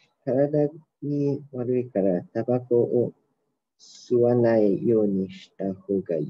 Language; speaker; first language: Japanese; non-native, learner; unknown